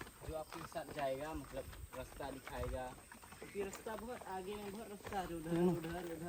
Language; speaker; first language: Hindi; non-native, local second language; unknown